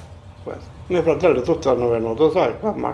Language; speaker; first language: Italian; non-native, learner; Maltese